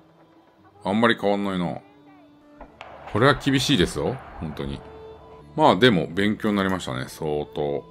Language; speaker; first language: Japanese; native; Japanese